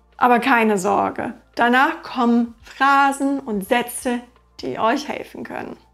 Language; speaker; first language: German; non-native, fluent; English